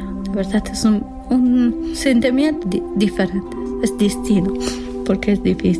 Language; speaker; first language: Spanish; non-native, learner; Persian